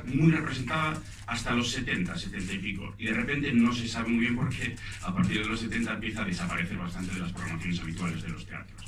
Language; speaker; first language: Spanish; native; Spanish